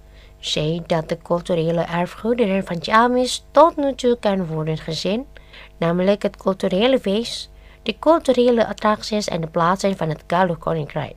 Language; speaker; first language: Dutch; non-native, fluent; Indonesian